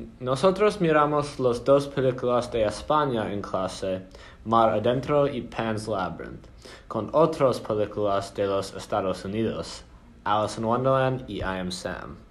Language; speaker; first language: Spanish; non-native, learner; English